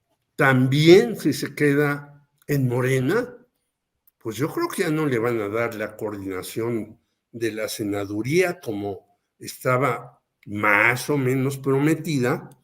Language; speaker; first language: Spanish; native; Spanish